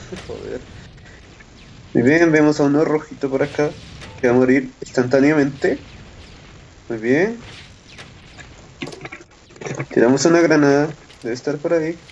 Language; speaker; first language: Spanish; native; Spanish